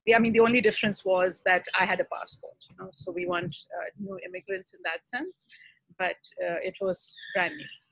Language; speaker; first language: English; non-native, local second language; Urdu